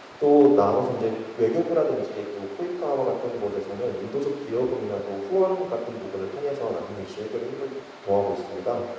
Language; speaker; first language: Korean; native; Korean